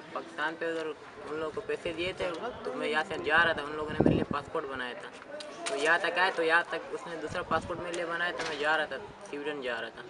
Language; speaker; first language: Hindi; non-native, fluent; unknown